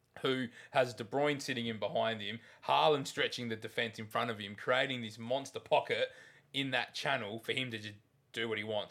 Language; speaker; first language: English; native; English